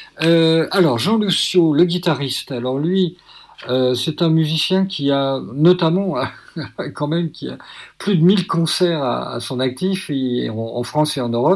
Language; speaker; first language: French; native; French